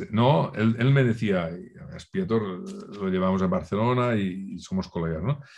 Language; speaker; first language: Spanish; non-native, local second language; Catalan